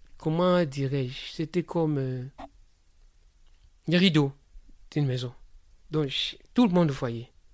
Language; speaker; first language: French; non-native, local second language; Lingala